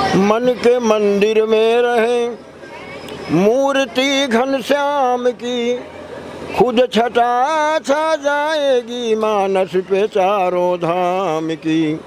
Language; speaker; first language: Hindi; native; Hindi